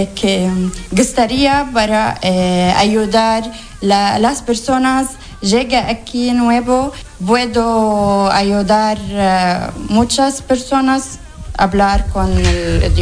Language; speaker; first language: Spanish; non-native, learner; Arabic